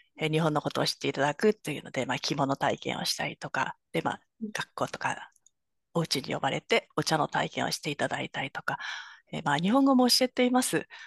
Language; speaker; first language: Japanese; native; Japanese